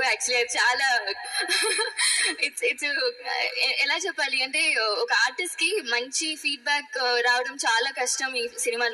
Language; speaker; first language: Telugu; non-native, learner; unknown